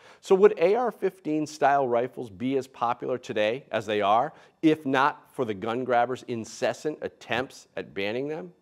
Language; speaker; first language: English; native; English